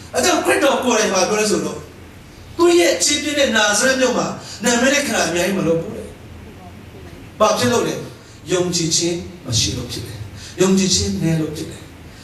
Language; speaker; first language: Burmese; non-native, local second language; Hakha Chin